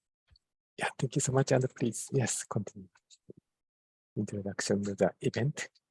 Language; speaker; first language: English; non-native, fluent; Japanese